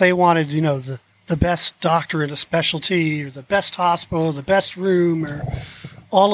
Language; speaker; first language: English; native; English